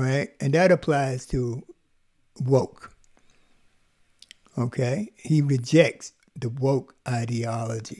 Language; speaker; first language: English; native; English